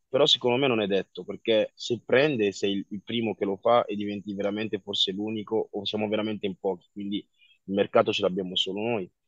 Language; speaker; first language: Italian; early bilingual, other home language; French